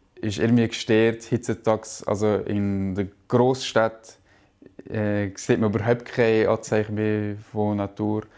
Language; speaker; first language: German; native; German